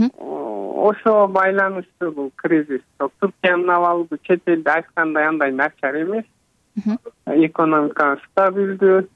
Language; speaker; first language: Kyrgyz; early bilingual, heritage; Kyrgyz